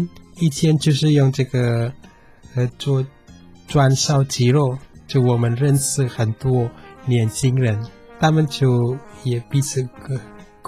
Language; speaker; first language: Chinese; non-native, fluent; Indonesian